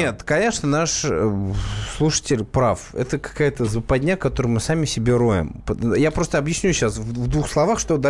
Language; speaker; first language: Russian; native; Russian